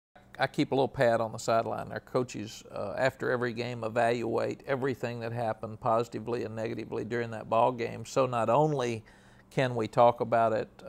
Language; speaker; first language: English; native; English